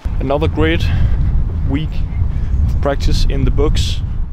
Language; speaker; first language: English; non-native, fluent; Danish